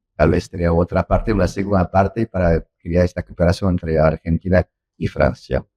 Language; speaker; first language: Spanish; non-native, learner; French